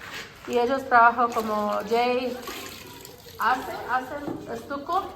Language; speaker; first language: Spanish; non-native, learner; English